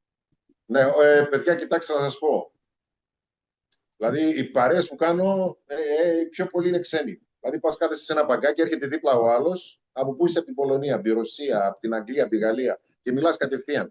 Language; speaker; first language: Greek; native; Greek